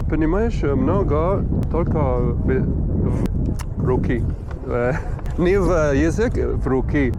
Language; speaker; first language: Russian; non-native, learner; Arabic